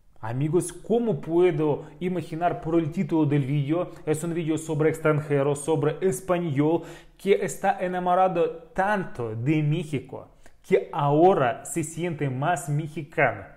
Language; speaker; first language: Spanish; non-native, learner; Russian